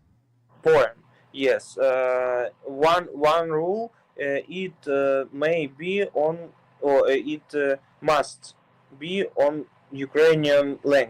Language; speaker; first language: English; non-native, learner; Ukrainian